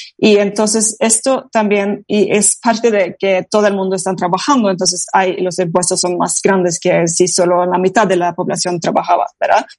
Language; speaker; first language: Spanish; non-native, fluent; Norwegian